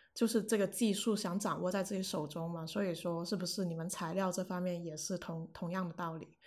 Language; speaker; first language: Chinese; non-native, local second language; Cantonese